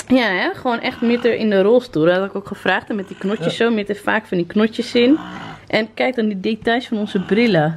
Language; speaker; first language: Dutch; native; Dutch